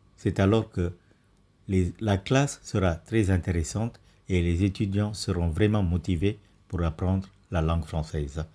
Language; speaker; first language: French; non-native, fluent; Tamil